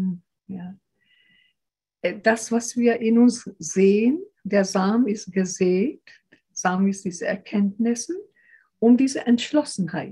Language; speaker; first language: German; non-native, fluent; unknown